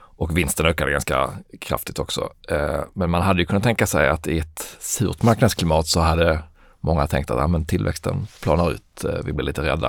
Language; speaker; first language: Swedish; native; Swedish